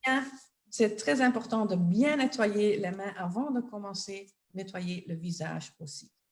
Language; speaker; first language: French; non-native, local second language; Dutch